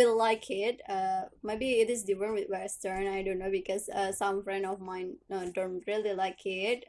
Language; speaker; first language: English; non-native, learner; Indonesian